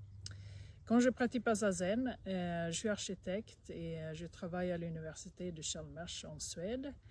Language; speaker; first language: French; non-native, fluent; Swedish